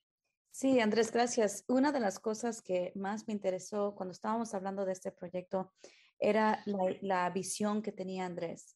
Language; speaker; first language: Spanish; early bilingual, heritage; Spanish